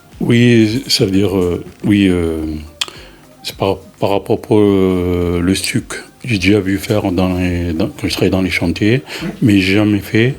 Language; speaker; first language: French; non-native, fluent; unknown